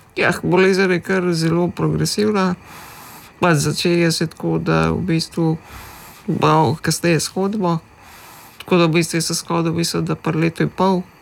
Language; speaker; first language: Slovenian; early bilingual, other home language; Macedonian